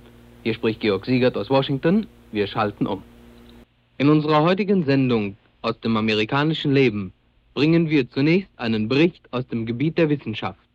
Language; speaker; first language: German; native; German